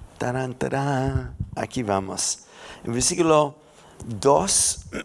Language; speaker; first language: Spanish; non-native, fluent; English